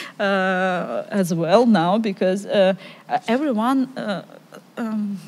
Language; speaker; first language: English; non-native, learner; Ukrainian